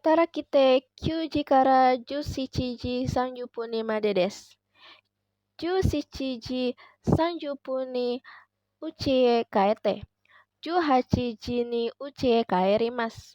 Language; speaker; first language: Japanese; non-native, learner; Indonesian